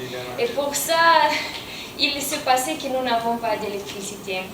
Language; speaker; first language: French; non-native, fluent; Romanian